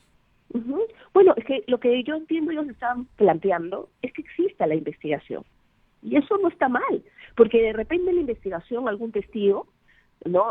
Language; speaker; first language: Spanish; native; Spanish